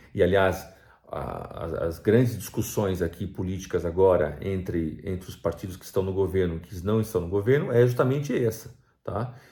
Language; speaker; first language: Portuguese; native; Portuguese